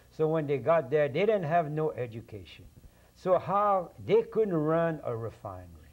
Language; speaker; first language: English; non-native, local second language; French